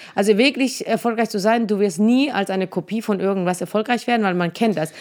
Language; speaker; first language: German; non-native, fluent; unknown